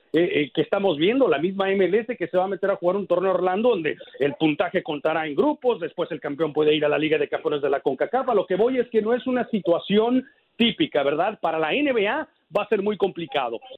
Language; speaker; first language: Spanish; early bilingual, heritage; Spanish